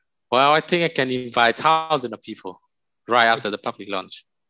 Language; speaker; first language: English; non-native, learner; Vietnamese